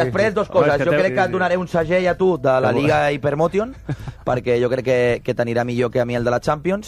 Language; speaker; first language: Catalan; native; Catalan